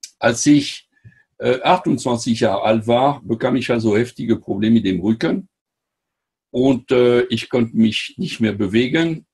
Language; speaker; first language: German; non-native, fluent; French